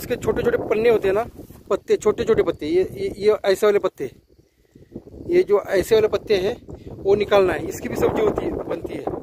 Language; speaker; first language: Hindi; non-native, local second language; Marathi